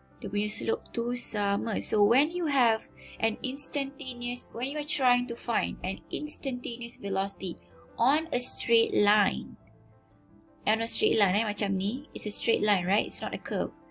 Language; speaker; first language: English; non-native, local second language; Malay